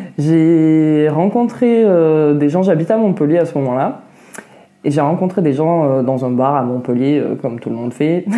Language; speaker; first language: French; native; French